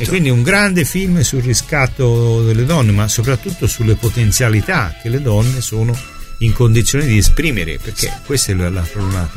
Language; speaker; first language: Italian; native; Italian